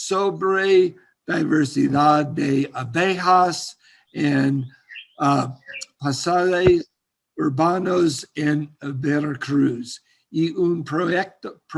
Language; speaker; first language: Spanish; non-native, learner; English